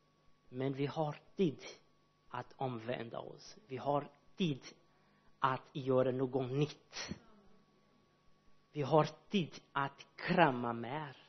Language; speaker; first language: Swedish; non-native, learner; Portuguese